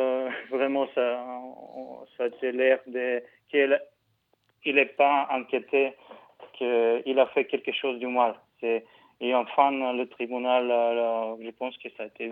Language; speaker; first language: French; non-native, fluent; Bulgarian